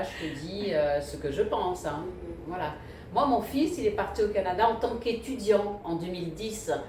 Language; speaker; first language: French; early bilingual, other home language; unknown